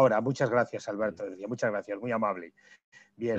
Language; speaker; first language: Spanish; native; Spanish